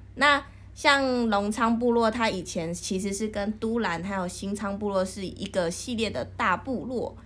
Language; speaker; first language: Chinese; native; Chinese